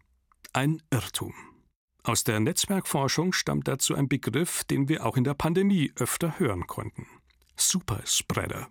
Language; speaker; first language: German; native; German